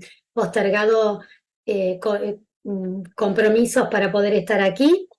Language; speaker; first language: Spanish; native; Spanish